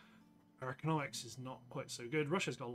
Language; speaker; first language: English; native; English